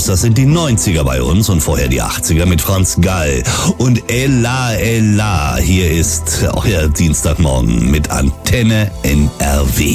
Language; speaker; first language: German; native; German